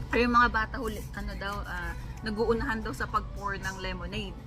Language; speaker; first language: Filipino; native; Filipino